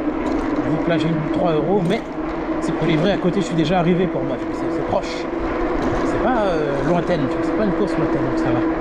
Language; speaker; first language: French; native; French